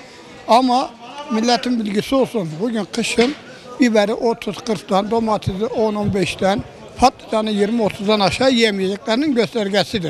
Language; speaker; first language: Turkish; native; Turkish